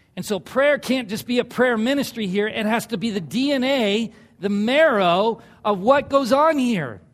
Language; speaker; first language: English; native; English